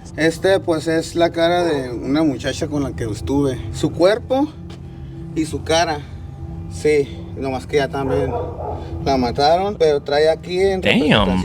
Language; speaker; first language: Spanish; native; Spanish